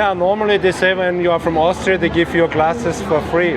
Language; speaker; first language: English; non-native, fluent; German